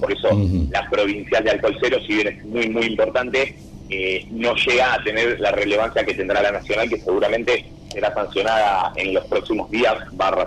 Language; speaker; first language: Spanish; native; Spanish